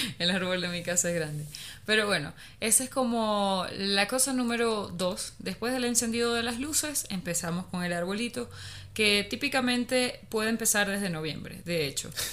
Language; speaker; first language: Spanish; native; Spanish